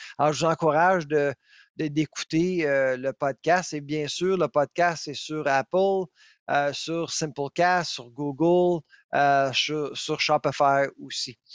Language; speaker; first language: French; native; French